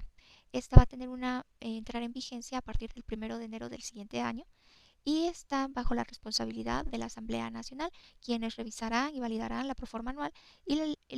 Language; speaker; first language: Spanish; native; Spanish